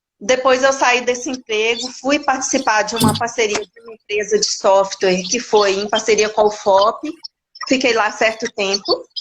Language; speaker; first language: Portuguese; native; Portuguese